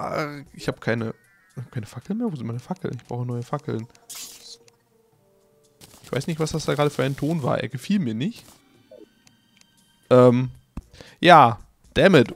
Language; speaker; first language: German; native; German